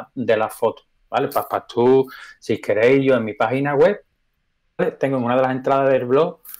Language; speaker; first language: Spanish; native; Spanish